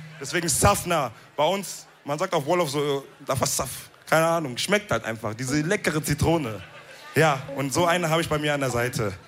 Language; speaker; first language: German; early bilingual, other home language; Wolof